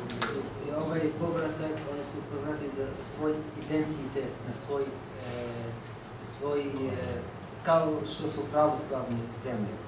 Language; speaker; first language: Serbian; non-native, learner; Arabic